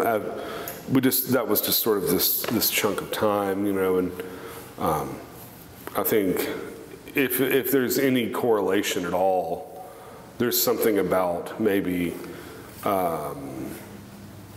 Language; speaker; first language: English; native; English